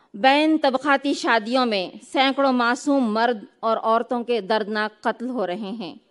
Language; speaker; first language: Urdu; native; Urdu